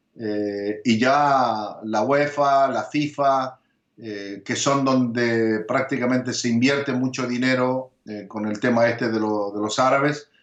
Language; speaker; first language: Spanish; early bilingual, heritage; Spanish